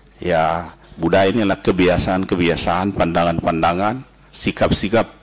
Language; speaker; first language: Indonesian; native; Indonesian